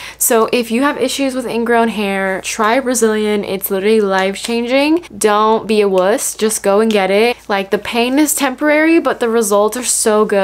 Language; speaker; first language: English; early bilingual, other home language; Spanish